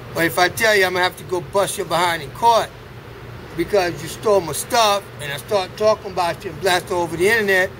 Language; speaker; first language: English; native; English